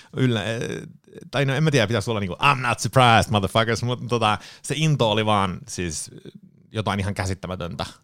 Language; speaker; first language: Finnish; early bilingual, heritage; Finnish